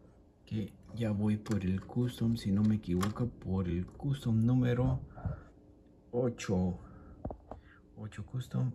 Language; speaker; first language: Spanish; native; Spanish